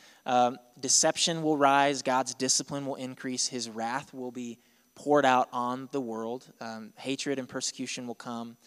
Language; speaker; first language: English; native; English